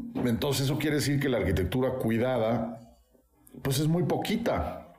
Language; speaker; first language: Spanish; native; Spanish